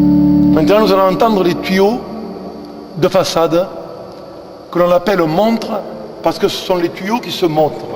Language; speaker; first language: French; native; French